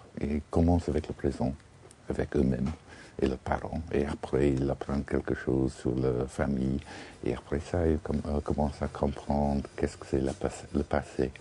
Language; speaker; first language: French; non-native, fluent; English